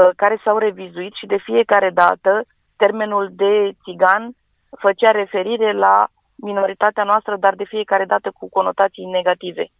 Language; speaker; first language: Romanian; non-native, local second language; Romany